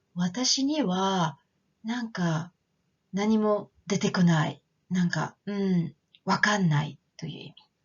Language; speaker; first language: Japanese; non-native, fluent; French